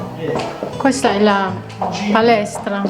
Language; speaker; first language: Italian; non-native, learner; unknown